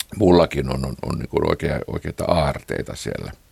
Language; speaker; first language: Finnish; native; Finnish